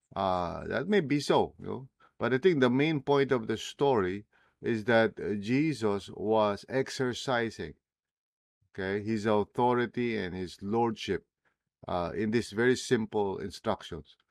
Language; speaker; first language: English; non-native, local second language; Filipino